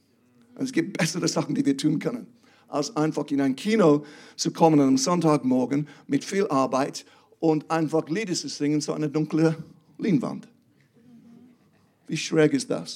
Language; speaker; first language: German; non-native, fluent; English